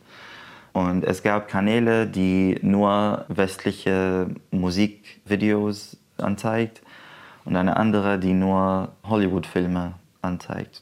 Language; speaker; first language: German; non-native, fluent; Arabic